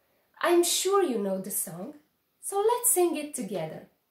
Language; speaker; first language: English; non-native, fluent; Romanian